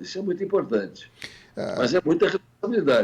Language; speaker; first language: Portuguese; native; Portuguese